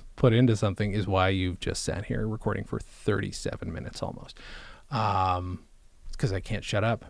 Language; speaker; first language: English; native; English